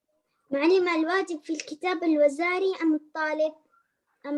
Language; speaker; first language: Arabic; native; Arabic